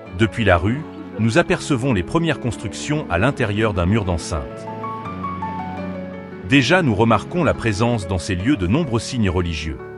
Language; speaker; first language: French; native; French